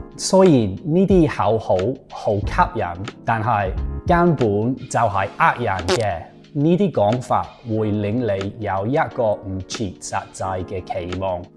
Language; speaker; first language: Cantonese; non-native, fluent; English